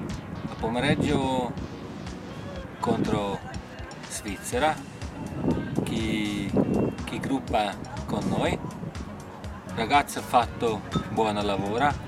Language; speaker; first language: Italian; non-native, learner; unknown